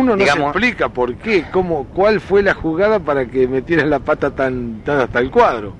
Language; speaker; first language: Spanish; native; Spanish